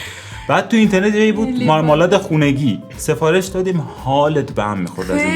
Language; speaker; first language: Persian; native; Persian